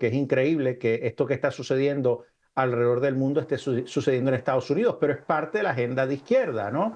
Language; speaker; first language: Spanish; native; Spanish